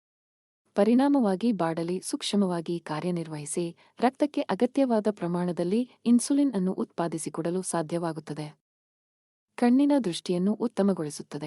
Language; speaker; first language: Kannada; native; Kannada